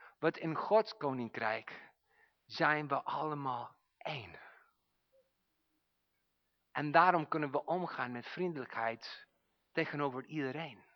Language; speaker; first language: Dutch; non-native, fluent; English